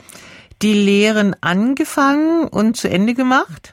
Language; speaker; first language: German; native; German